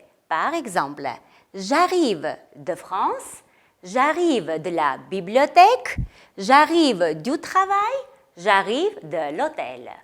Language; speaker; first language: French; non-native, fluent; Armenian